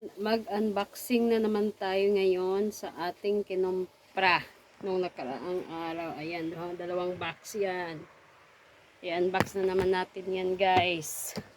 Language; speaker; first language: Filipino; non-native, local second language; Cebuano